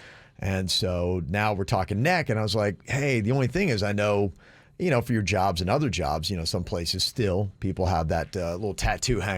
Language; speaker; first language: English; native; English